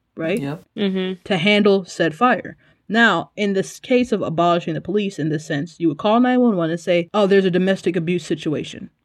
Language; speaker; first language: English; native; English